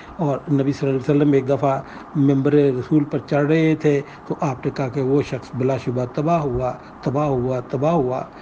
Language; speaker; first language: Urdu; non-native, local second language; Punjabi